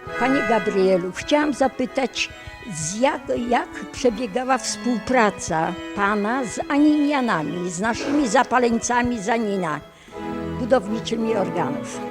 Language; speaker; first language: Polish; native; Polish